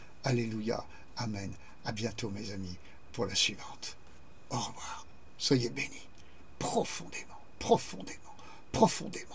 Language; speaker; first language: French; native; French